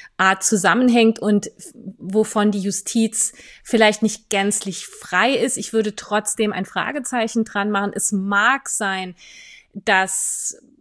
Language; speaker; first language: German; non-native, fluent; French